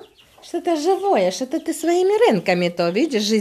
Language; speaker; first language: Polish; non-native, learner; Russian